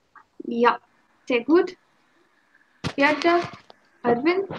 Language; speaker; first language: German; non-native, fluent; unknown